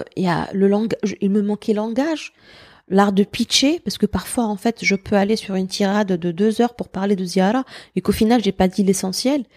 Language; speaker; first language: French; non-native, local second language; Berber languages